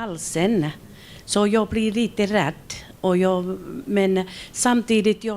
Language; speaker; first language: Swedish; non-native, local second language; Finnish